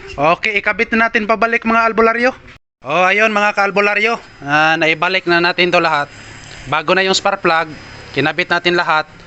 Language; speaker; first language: Filipino; native; Filipino